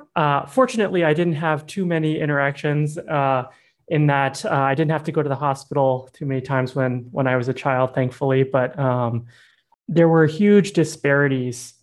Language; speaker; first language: English; early bilingual, other home language; Burmese